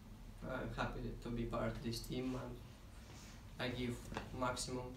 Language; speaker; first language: English; non-native, learner; Russian